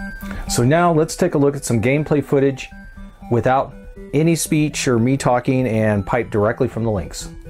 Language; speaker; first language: English; native; English